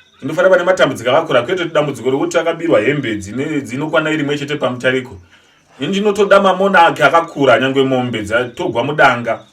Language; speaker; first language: Shona; non-native, local second language; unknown